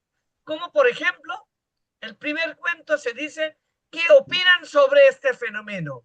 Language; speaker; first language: Spanish; non-native, fluent; Bangla